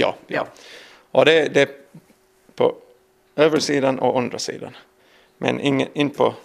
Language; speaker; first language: Swedish; non-native, learner; English